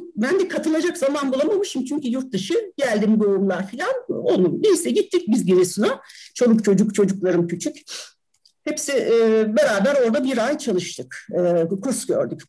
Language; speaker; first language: Turkish; native; Turkish